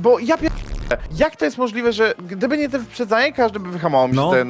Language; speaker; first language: Polish; native; Polish